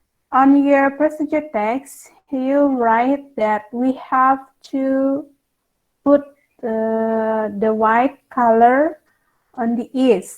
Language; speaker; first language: English; non-native, fluent; Indonesian